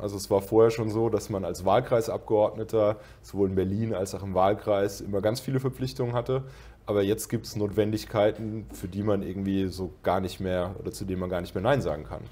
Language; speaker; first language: German; native; German